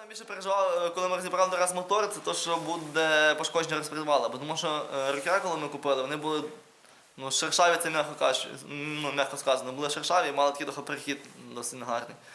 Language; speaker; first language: Ukrainian; native; Ukrainian